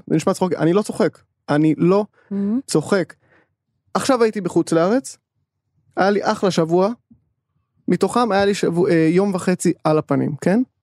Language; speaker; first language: Hebrew; native; Hebrew